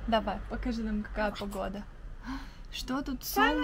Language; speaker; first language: Russian; native; Russian